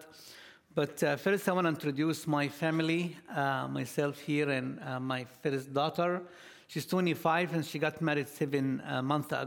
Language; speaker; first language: English; non-native, fluent; Arabic